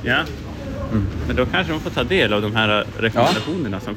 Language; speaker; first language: Swedish; native; Swedish